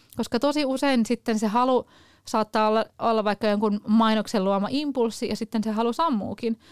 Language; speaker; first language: Finnish; native; Finnish